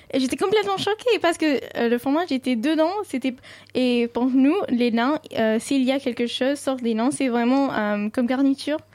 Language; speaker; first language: French; non-native, fluent; Sindhi